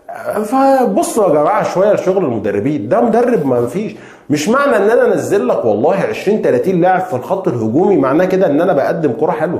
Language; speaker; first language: Arabic; native; Arabic